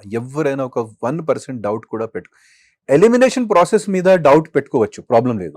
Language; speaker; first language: Telugu; non-native, fluent; Hindi